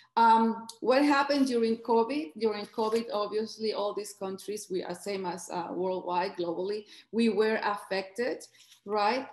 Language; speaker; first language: English; non-native, fluent; Spanish